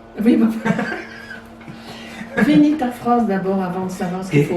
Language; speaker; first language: French; native; French